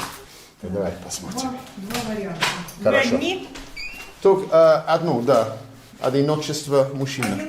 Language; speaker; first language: Russian; non-native, learner; English